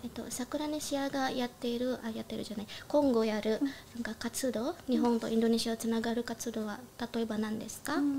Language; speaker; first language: Japanese; non-native, learner; Indonesian